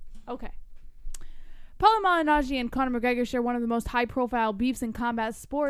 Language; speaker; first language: English; native; English